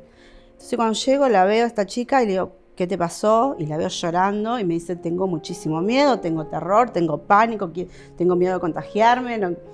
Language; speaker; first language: Spanish; native; Spanish